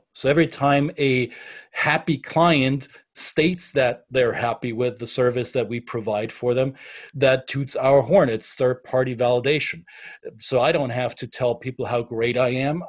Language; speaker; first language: English; non-native, fluent; German